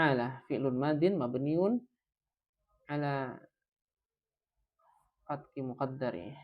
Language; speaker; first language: Arabic; non-native, fluent; Indonesian